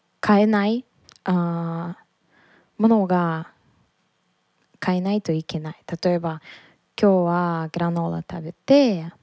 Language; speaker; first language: Japanese; non-native, learner; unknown